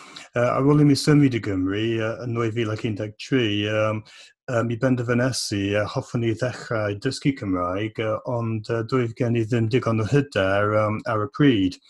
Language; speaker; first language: Welsh; non-native, fluent; English